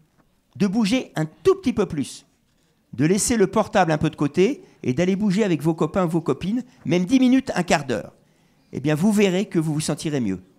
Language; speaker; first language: French; native; French